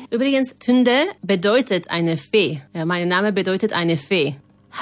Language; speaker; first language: German; non-native, fluent; Slovak